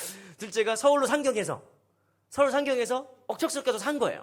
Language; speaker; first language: Korean; native; Korean